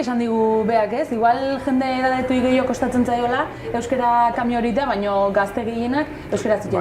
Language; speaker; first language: Basque; native; Basque